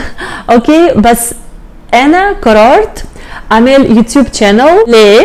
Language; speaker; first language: Arabic; non-native, learner; Russian